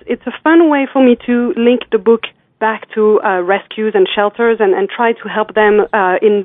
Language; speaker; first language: English; non-native, fluent; French